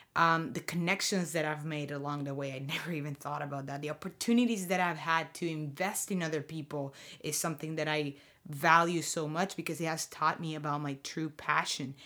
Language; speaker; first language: English; non-native, fluent; Spanish